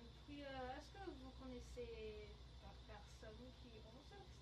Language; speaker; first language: French; non-native, learner; English